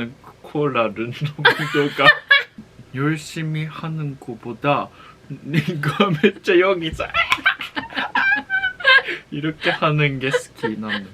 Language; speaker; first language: Korean; non-native, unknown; Japanese